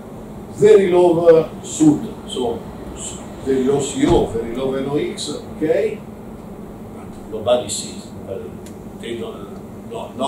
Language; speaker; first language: English; non-native, learner; Italian